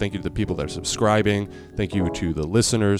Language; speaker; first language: English; native; English